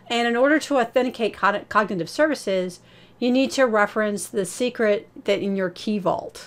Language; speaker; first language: English; native; English